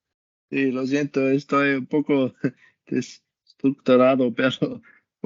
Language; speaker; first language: Spanish; non-native, learner; German